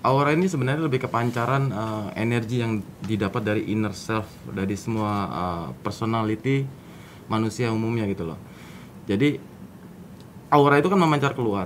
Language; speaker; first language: Indonesian; native; Indonesian